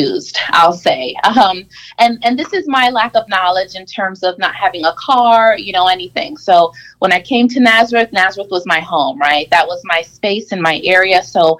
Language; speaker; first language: English; native; English